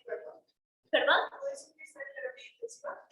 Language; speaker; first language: Spanish; native; Spanish